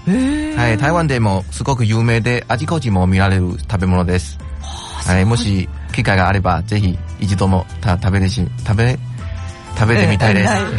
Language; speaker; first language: Japanese; non-native, learner; Chinese